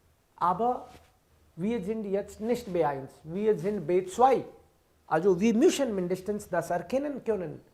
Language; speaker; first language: German; non-native, fluent; Hindi